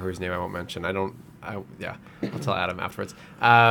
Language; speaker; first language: English; native; English